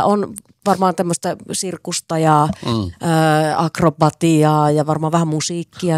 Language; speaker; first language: Finnish; native; Finnish